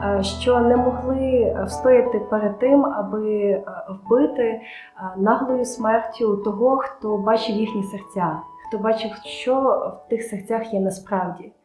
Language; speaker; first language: Ukrainian; native; Ukrainian